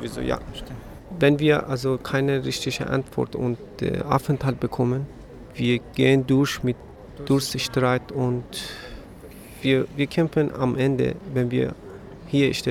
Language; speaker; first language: German; non-native, learner; Persian